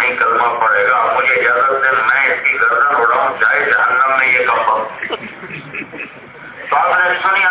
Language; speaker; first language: Urdu; non-native, local second language; Punjabi